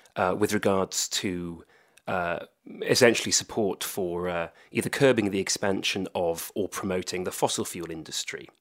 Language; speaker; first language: English; native; English